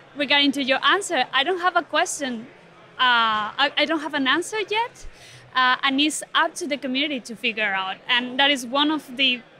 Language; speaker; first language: English; non-native, fluent; Spanish